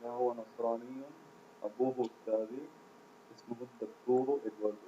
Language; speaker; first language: Arabic; non-native, learner; Urdu